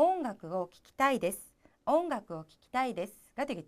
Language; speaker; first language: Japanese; non-native, fluent; Korean